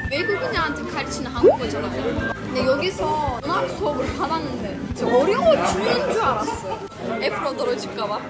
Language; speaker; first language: Korean; non-native, fluent; Turkish